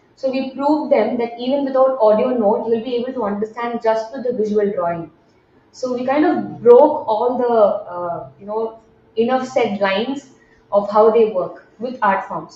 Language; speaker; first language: English; non-native, local second language; Tamil